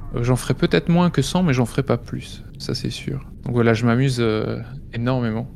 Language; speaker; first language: French; native; French